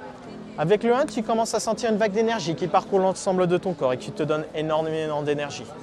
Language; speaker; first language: French; native; French